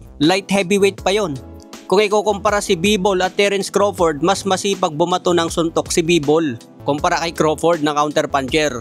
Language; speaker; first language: Filipino; native; Filipino